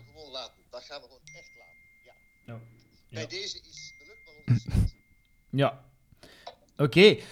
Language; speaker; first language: Dutch; native; Dutch